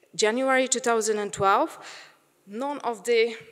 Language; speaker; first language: English; non-native, fluent; Polish